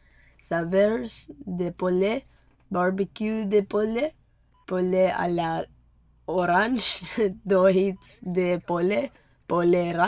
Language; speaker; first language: French; non-native, learner; English